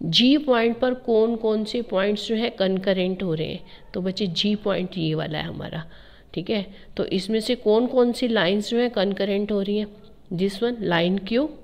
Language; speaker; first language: Hindi; native; Hindi